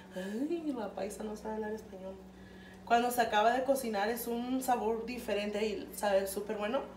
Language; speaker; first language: Spanish; early bilingual, other home language; English